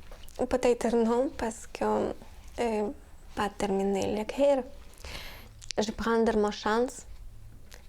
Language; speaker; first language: French; non-native, learner; Ukrainian